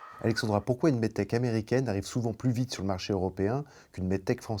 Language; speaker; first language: French; native; French